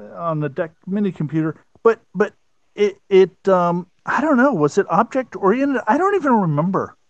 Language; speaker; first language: English; native; English